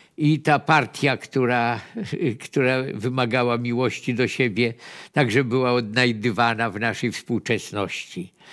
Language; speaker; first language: Polish; native; Polish